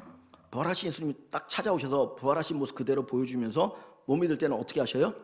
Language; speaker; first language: Korean; native; Korean